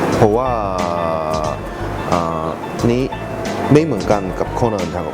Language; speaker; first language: Thai; non-native, learner; Korean